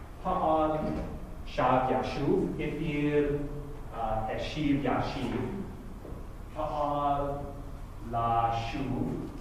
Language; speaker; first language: Hebrew; non-native, fluent; English